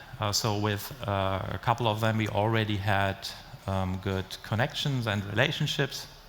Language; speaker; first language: English; non-native, fluent; German